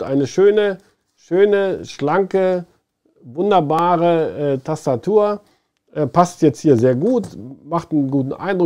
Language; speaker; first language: German; native; German